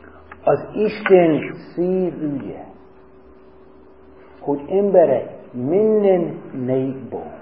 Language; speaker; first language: Hungarian; non-native, fluent; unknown